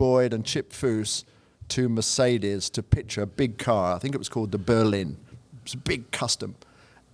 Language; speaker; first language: English; native; English